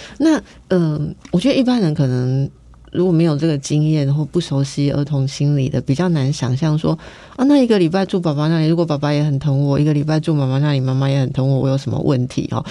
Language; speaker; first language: Chinese; native; Chinese